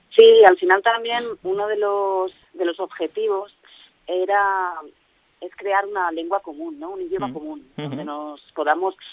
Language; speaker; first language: Spanish; native; Spanish